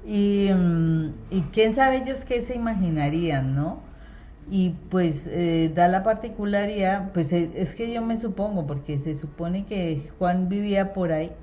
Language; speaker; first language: Spanish; native; Spanish